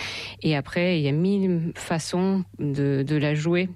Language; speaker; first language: French; non-native, fluent; Ukrainian